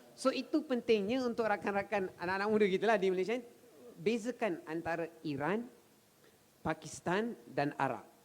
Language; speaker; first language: Malay; native; Malay